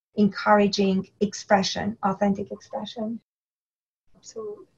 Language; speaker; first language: English; non-native, fluent; Hungarian